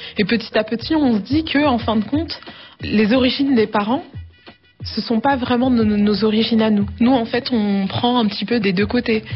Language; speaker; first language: French; early bilingual, other home language; Arabic